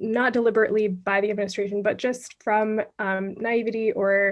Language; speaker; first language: English; native; English